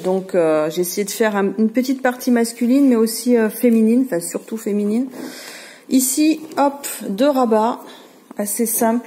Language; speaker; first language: French; native; French